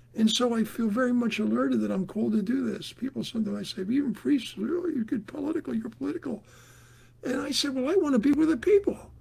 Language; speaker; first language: English; native; English